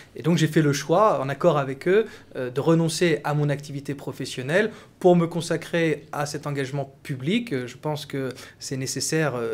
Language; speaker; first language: French; native; French